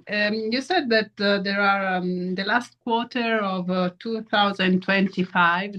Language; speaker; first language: English; non-native, fluent; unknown